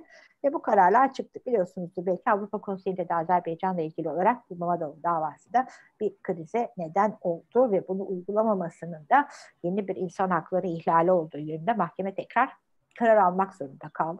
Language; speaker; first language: Turkish; native; Turkish